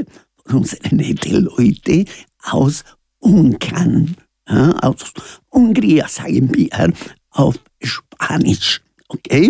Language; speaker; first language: German; non-native, learner; Spanish